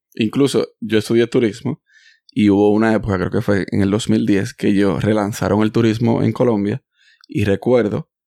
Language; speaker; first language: Spanish; native; Spanish